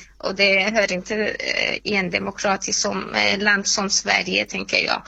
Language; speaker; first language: Swedish; non-native, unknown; Persian